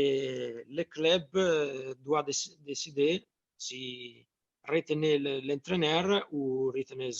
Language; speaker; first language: French; non-native, fluent; Italian